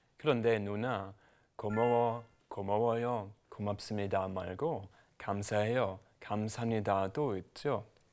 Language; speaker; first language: Korean; non-native, learner; German